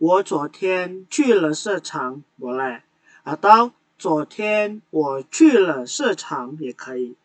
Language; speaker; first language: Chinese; non-native, fluent; Indonesian